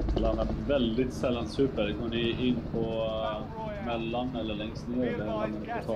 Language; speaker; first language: Swedish; native; Swedish